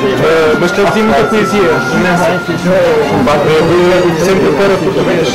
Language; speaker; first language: Portuguese; non-native, learner; Romanian